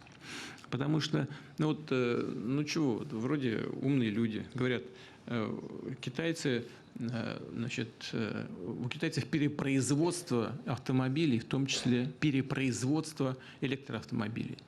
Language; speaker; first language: Russian; native; Russian